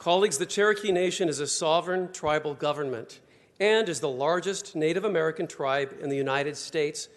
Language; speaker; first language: English; native; English